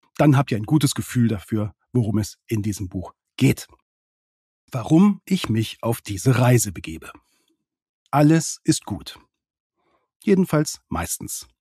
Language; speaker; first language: German; native; German